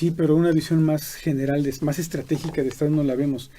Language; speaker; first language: Spanish; native; Spanish